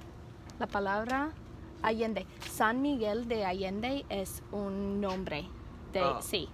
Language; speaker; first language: Spanish; non-native, fluent; English